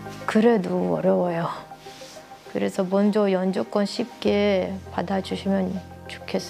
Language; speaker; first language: Korean; early bilingual, heritage; Korean